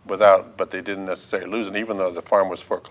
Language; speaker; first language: English; native; English